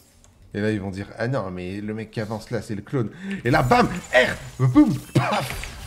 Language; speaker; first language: French; native; French